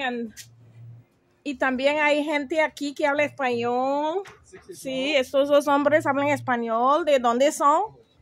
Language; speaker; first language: Spanish; non-native, fluent; English